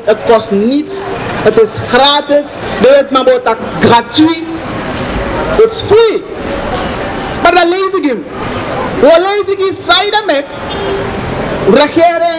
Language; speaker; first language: Dutch; non-native, local second language; Sranan Tongo